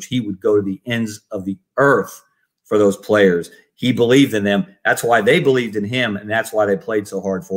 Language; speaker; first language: English; native; English